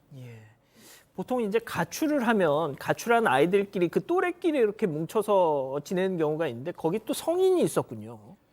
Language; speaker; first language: Korean; native; Korean